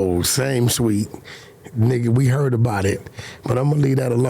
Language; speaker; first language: English; native; English